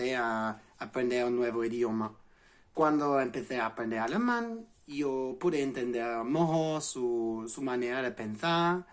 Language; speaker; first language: Spanish; non-native, fluent; English